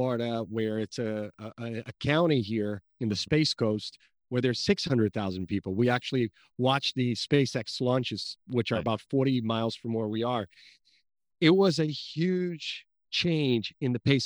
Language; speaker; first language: English; early bilingual, other home language; Portuguese